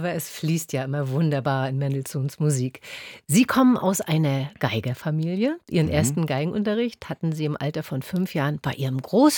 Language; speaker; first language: German; native; German